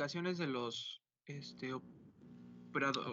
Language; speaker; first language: Spanish; native; Spanish